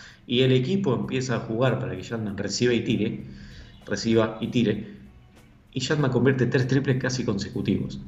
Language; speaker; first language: Spanish; native; Spanish